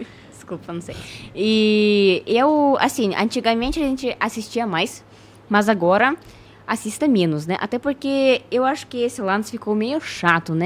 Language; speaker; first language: Portuguese; non-native, fluent; Russian